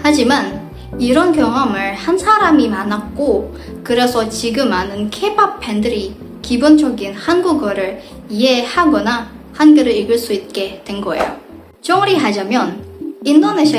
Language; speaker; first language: Korean; non-native, fluent; Indonesian